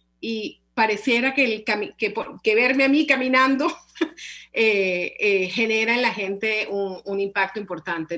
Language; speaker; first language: Spanish; native; Spanish